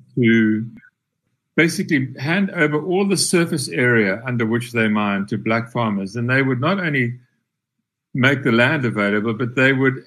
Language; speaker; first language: English; native; English